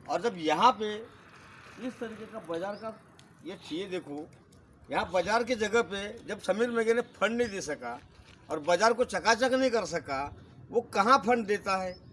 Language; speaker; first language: Hindi; non-native, local second language; Marathi